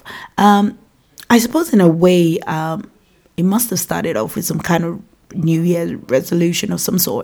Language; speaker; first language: English; non-native, local second language; Yoruba